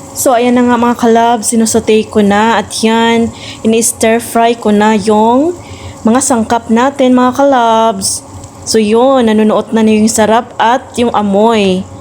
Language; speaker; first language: Filipino; non-native, local second language; Cebuano